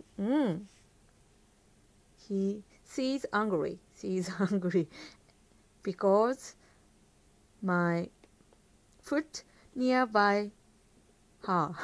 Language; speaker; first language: English; non-native, learner; Japanese